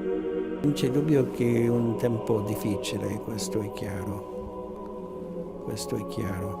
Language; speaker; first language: Italian; non-native, fluent; English